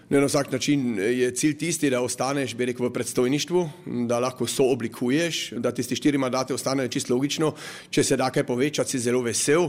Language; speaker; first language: Slovenian; native; Slovenian